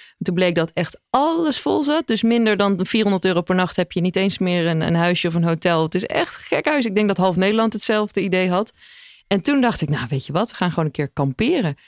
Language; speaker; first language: Dutch; native; Dutch